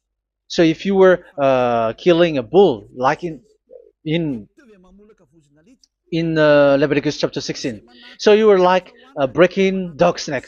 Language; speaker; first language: English; non-native, fluent; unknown